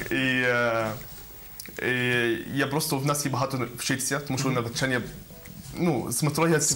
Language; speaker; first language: Ukrainian; non-native, learner; Arabic